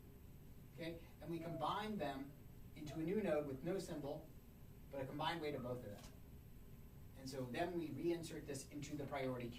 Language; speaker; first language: English; native; English